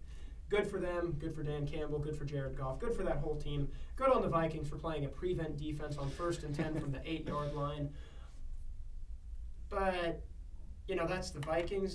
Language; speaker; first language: English; native; English